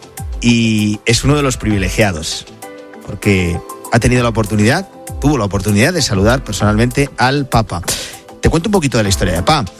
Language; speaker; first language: Spanish; native; Spanish